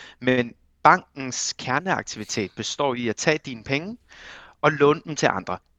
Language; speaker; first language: Danish; early bilingual, other home language; Armenian